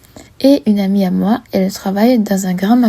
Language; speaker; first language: French; non-native, learner; Japanese